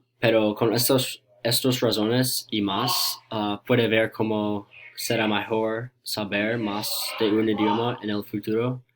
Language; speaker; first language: Spanish; non-native, learner; English